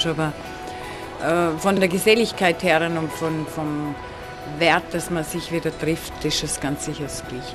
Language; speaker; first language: German; native; German